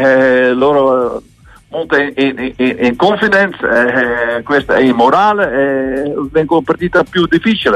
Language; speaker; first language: Italian; non-native, learner; Dutch